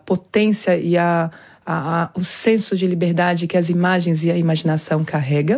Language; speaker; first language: Portuguese; native; Portuguese